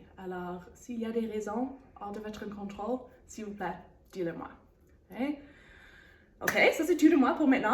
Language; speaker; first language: French; non-native, local second language; English